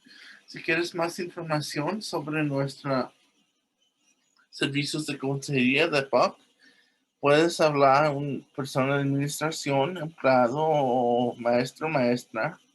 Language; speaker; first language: Spanish; early bilingual, heritage; English